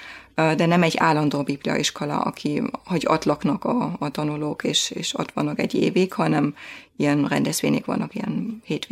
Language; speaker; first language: Hungarian; non-native, fluent; German